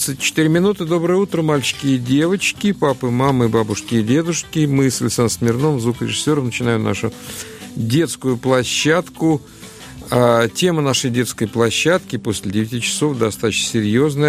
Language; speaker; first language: Russian; native; Russian